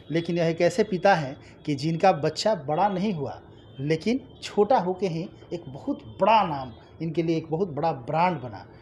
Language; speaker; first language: Hindi; native; Hindi